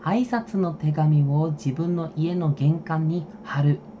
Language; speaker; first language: Japanese; non-native, fluent; Indonesian